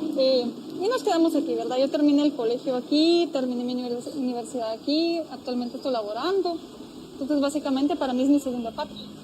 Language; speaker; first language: Spanish; early bilingual, other home language; Ukrainian